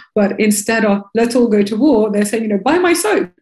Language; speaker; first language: English; non-native, fluent; Russian